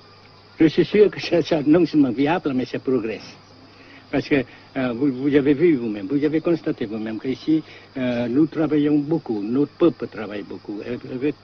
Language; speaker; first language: French; non-native, fluent; Vietnamese